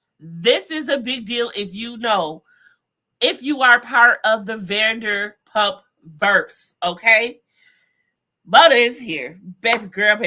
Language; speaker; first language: English; native; English